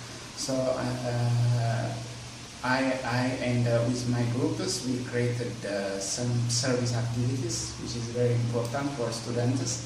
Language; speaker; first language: English; non-native, learner; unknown